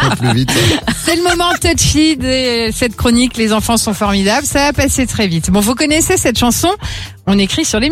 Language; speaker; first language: French; native; French